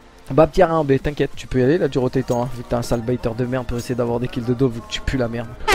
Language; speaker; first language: French; native; French